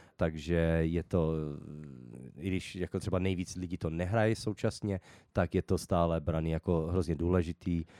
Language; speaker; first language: Czech; early bilingual, heritage; Czech